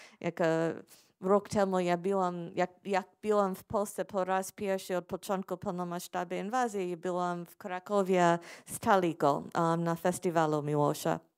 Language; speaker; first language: Polish; non-native, fluent; English